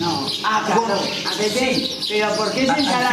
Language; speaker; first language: Spanish; native; Spanish